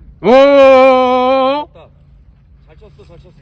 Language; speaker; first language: Korean; native; Korean